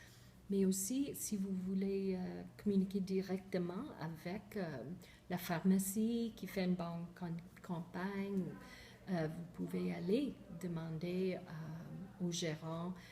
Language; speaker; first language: French; non-native, fluent; English